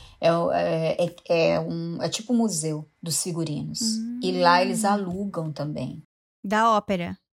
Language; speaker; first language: Portuguese; native; Portuguese